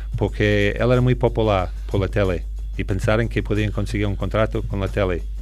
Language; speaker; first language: Spanish; non-native, fluent; English